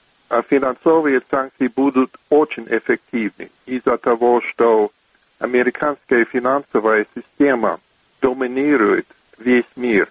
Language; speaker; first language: Russian; non-native, fluent; English